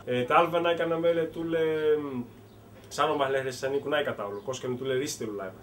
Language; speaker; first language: Finnish; early bilingual, heritage; Finnish